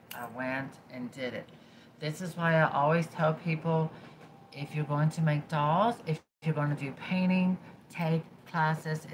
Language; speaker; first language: English; early bilingual, other home language; Spanish